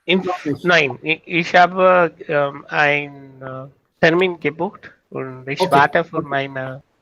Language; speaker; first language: German; non-native, learner; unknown